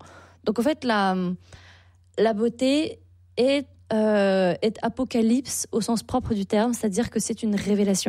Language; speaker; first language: French; native; French